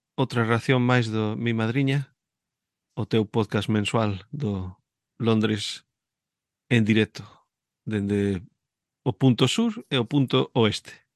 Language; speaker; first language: Galician; early bilingual, heritage; Galician